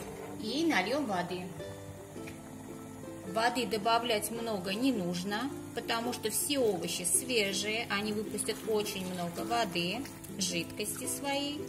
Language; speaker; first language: Russian; non-native, fluent; Armenian